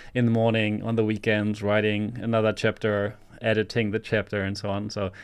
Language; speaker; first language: English; non-native, fluent; German